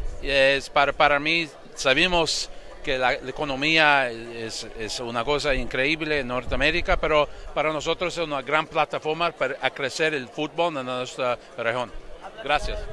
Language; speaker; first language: Spanish; non-native, fluent; English